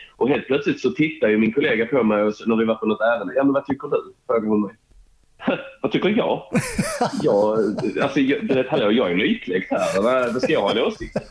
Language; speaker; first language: Swedish; native; Swedish